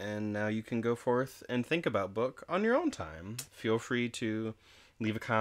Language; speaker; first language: English; native; English